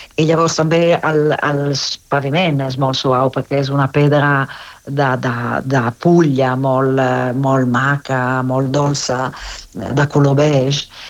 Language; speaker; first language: Catalan; non-native, fluent; Italian